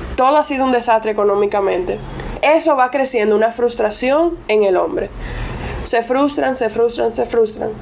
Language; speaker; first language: Spanish; non-native, local second language; English